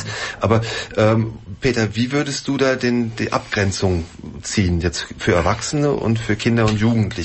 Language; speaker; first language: German; native; German